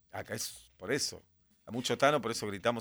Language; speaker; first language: Spanish; native; Spanish